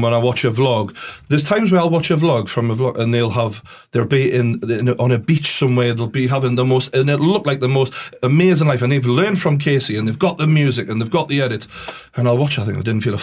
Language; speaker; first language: English; native; English